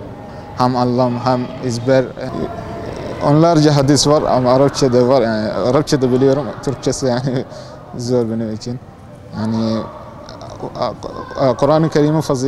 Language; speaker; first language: Turkish; non-native, learner; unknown